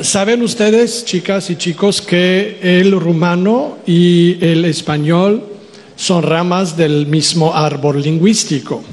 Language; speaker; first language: Spanish; non-native, fluent; Romanian